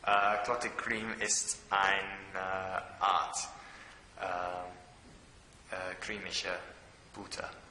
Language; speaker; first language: German; non-native, learner; English